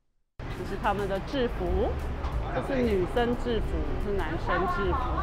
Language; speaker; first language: Chinese; native; Chinese